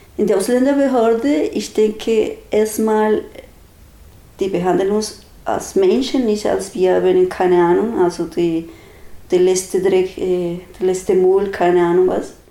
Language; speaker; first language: German; non-native, fluent; Spanish